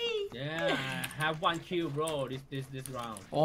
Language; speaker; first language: English; non-native, learner; Thai